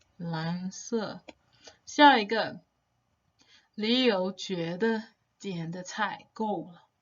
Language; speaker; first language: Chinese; non-native, fluent; English